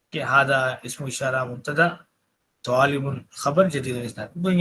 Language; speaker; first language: Arabic; non-native, fluent; Tamil